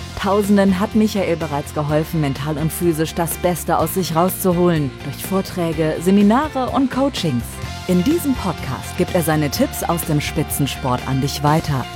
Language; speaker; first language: German; native; German